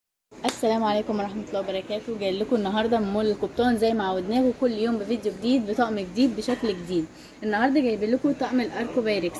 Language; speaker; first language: Arabic; native; Arabic